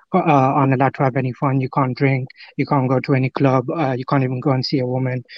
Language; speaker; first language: English; non-native, local second language; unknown